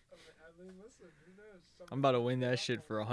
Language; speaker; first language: English; native; English